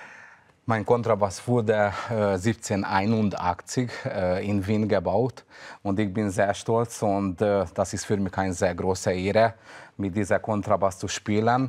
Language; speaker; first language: German; non-native, fluent; Hungarian